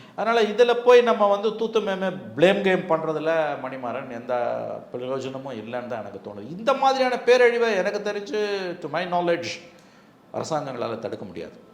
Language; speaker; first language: Tamil; native; Tamil